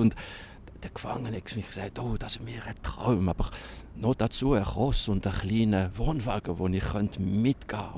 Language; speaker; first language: German; non-native, local second language; French